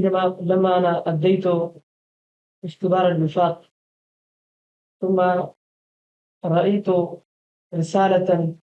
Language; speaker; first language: Arabic; non-native, fluent; Urdu